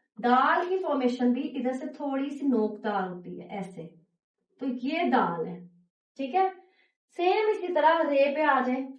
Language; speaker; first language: Urdu; native; Urdu